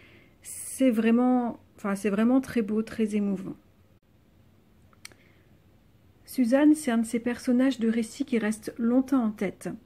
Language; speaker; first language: French; native; French